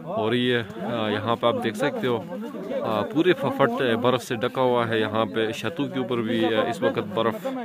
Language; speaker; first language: Urdu; non-native, local second language; Shina